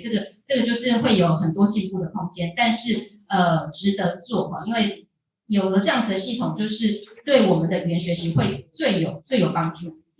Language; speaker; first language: Chinese; native; Chinese